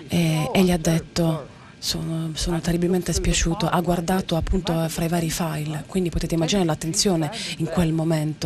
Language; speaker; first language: Italian; native; Italian